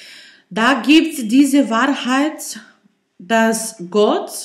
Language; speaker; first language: German; non-native, learner; Portuguese